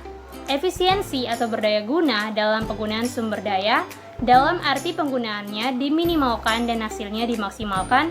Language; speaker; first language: Indonesian; native; Indonesian